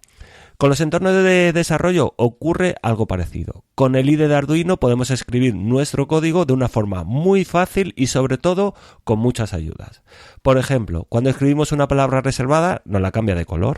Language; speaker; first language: Spanish; native; Spanish